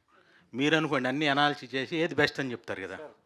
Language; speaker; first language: Telugu; native; Telugu